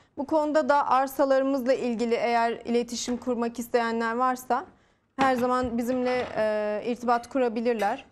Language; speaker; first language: Turkish; native; Turkish